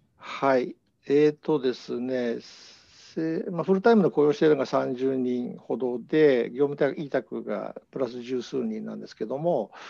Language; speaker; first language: Japanese; native; Japanese